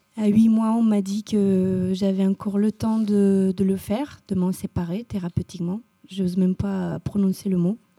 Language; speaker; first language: French; non-native, fluent; Romanian